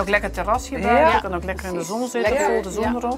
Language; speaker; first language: Dutch; native; Dutch